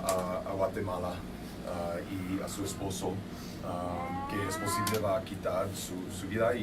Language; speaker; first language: Spanish; non-native, fluent; English